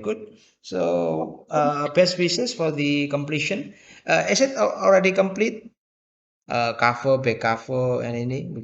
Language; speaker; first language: English; non-native, fluent; Indonesian